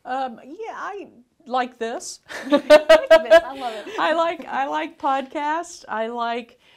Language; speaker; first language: English; native; English